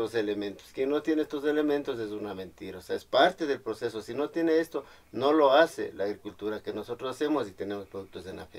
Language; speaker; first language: Spanish; native; Spanish